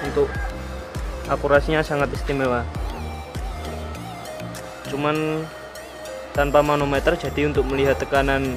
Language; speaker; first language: Indonesian; native; Indonesian